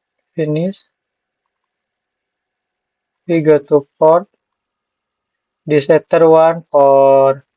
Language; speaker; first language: English; non-native, learner; Indonesian